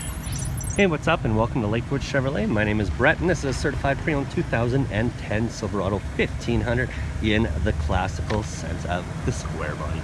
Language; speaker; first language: English; native; English